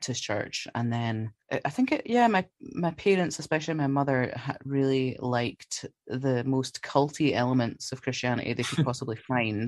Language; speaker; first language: English; native; English